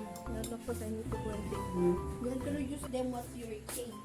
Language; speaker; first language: English; non-native, local second language; Filipino